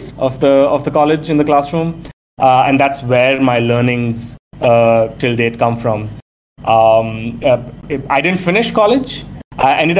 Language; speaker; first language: English; non-native, local second language; Tamil